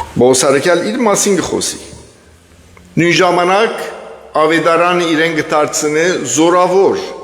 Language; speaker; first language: Armenian; early bilingual, heritage; Armenian